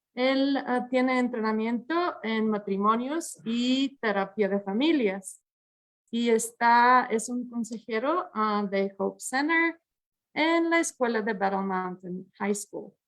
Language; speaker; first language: Spanish; early bilingual, heritage; English